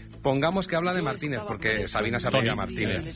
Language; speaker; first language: Spanish; native; Spanish